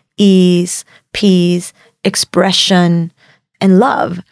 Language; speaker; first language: English; non-native, fluent; Spanish